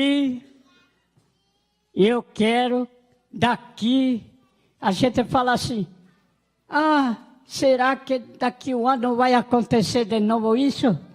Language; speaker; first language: Portuguese; non-native, local second language; Guarani